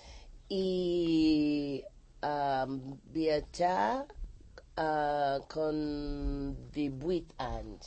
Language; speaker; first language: Spanish; non-native, fluent; English